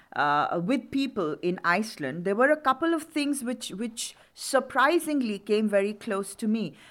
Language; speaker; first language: English; non-native, local second language; Hindi